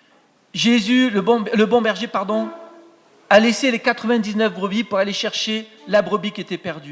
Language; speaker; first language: French; native; French